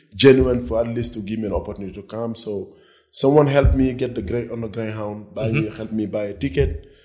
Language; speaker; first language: English; non-native, fluent; Wolof